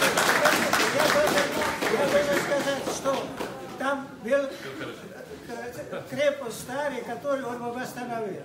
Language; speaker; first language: Russian; non-native, fluent; Georgian